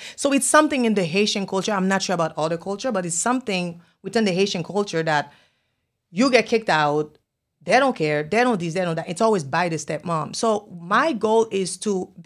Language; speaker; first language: English; non-native, fluent; Haitian Creole